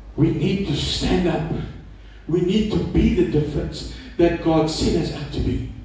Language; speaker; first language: English; non-native, local second language; Afrikaans